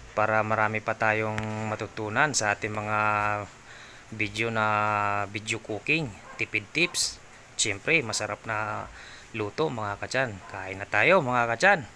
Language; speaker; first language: Filipino; native; Filipino